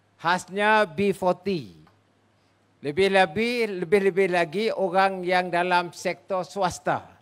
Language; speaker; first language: Malay; native; Malay